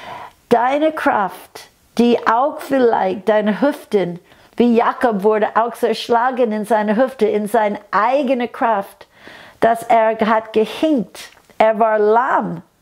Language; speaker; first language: German; non-native, fluent; English